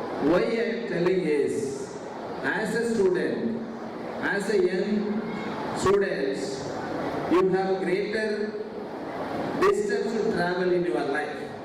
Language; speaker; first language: English; non-native, local second language; Tamil